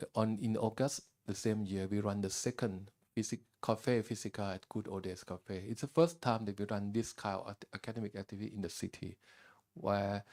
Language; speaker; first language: English; non-native, fluent; Thai